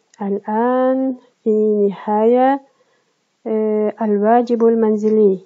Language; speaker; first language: Arabic; non-native, fluent; Kyrgyz